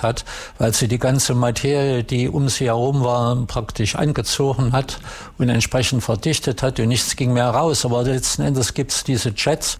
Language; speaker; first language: German; native; German